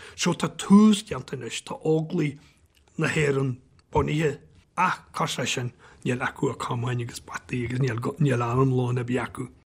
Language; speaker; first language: Irish; native; Irish